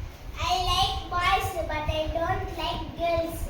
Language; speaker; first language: English; non-native, learner; Tamil